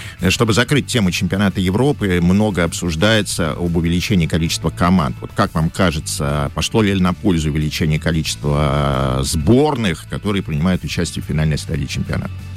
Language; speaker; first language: Russian; native; Russian